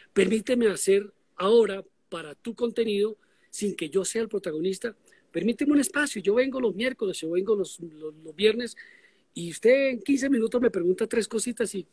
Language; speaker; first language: Spanish; native; Spanish